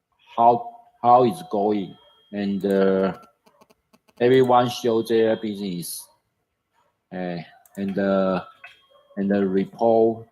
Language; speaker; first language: English; non-native, learner; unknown